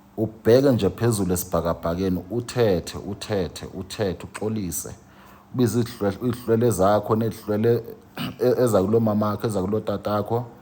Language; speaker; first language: Zulu; non-native, local second language; Xhosa